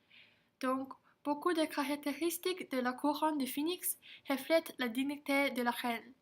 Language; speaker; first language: French; non-native, learner; Chinese